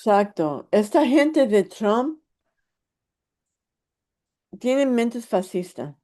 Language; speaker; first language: Spanish; early bilingual, heritage; English